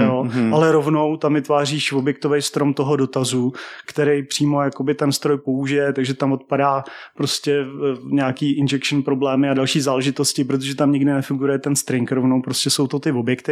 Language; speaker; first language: Czech; native; Czech